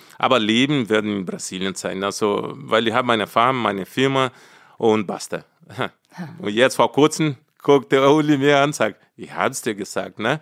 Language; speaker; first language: German; non-native, fluent; Portuguese